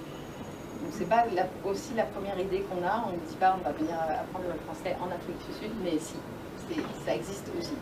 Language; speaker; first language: French; native; French